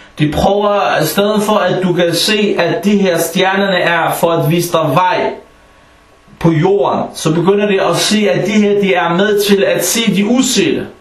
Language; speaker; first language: Danish; early bilingual, other home language; Arabic